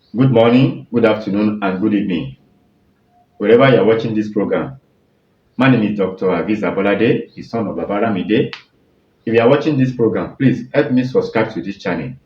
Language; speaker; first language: English; non-native, local second language; Yoruba